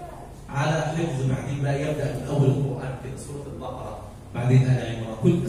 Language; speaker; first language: Indonesian; non-native, learner; Arabic